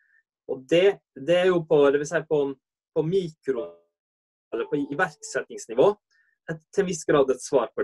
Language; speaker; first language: Norwegian; native; Norwegian